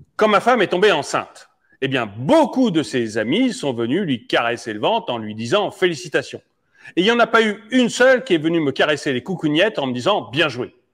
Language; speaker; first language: French; native; French